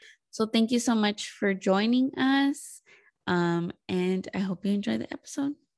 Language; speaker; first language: English; early bilingual, other home language; Spanish